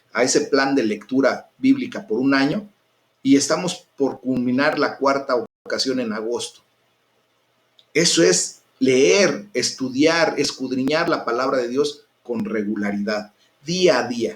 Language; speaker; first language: Spanish; native; Spanish